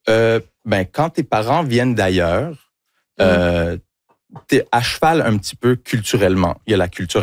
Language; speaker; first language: French; early bilingual, heritage; French